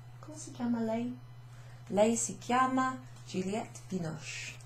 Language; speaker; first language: Italian; non-native, fluent; English